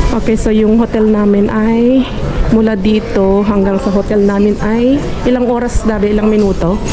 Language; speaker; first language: Filipino; non-native, local second language; Iloko